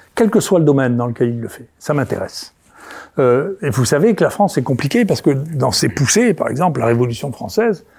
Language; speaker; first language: French; native; French